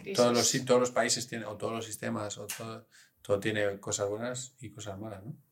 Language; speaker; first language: Spanish; early bilingual, other home language; English